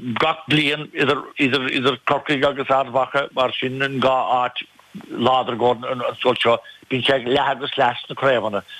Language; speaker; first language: Irish; native; Irish